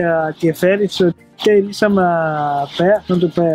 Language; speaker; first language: Danish; non-native, learner; Swahili